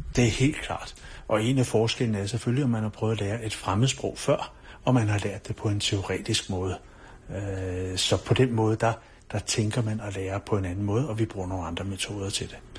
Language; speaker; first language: Danish; native; Danish